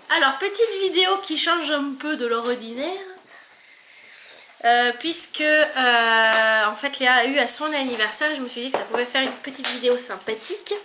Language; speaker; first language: French; native; French